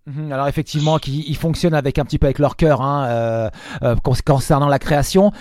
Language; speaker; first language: French; native; French